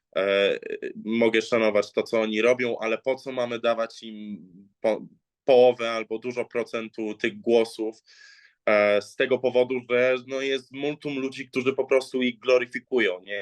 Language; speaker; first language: Polish; early bilingual, heritage; English